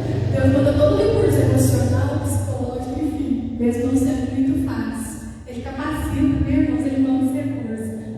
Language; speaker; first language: Portuguese; native; Portuguese